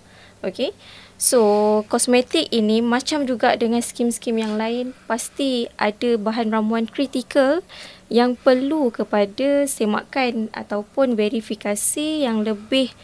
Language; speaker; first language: Malay; native; Malay